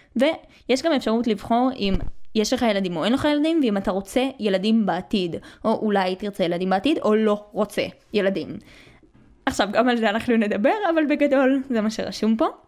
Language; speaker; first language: Hebrew; native; Hebrew